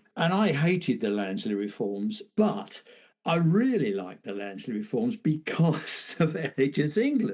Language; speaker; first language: English; native; English